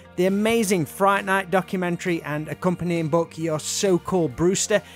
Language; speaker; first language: English; native; English